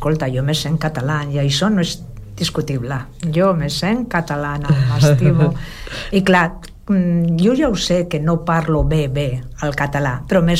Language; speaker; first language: Catalan; non-native, local second language; Spanish